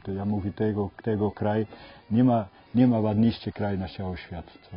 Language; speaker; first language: Polish; non-native, learner; Dutch